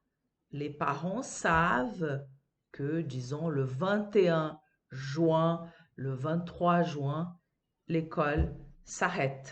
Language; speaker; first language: French; non-native, fluent; Portuguese